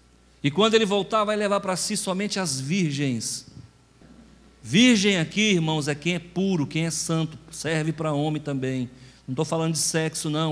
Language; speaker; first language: Portuguese; native; Portuguese